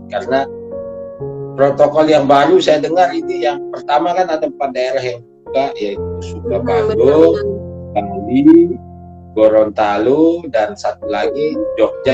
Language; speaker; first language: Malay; non-native, local second language; Sasak